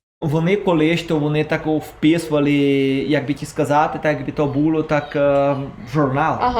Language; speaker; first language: Ukrainian; early bilingual, heritage; Ukrainian